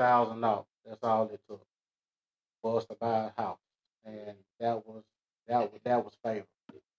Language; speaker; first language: English; native; English